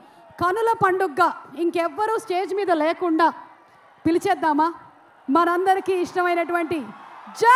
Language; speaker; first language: Telugu; native; Telugu